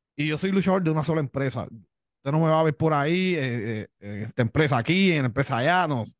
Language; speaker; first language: Spanish; native; Spanish